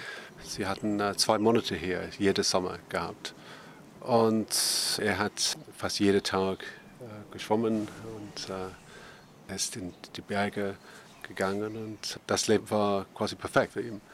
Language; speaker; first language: German; non-native, fluent; English